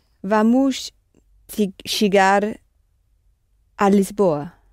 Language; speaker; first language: Portuguese; non-native, learner; English